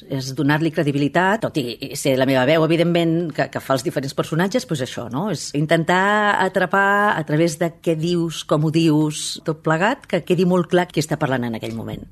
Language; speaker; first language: Catalan; native; Catalan